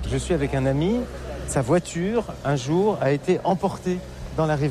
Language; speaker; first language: French; native; French